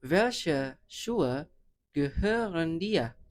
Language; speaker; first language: German; non-native, fluent; Indonesian